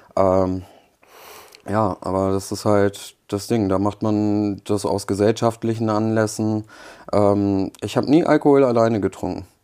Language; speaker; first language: German; early bilingual, other home language; Polish